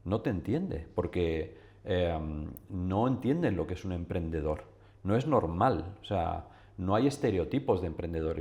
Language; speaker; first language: Spanish; native; Spanish